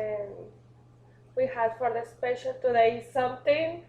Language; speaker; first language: English; non-native, learner; Spanish